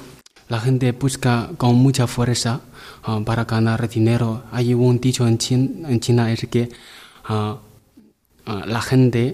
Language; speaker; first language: Spanish; non-native, learner; Chinese